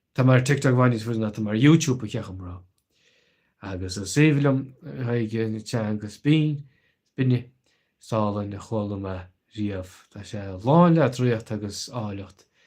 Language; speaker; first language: Irish; non-native, local second language; English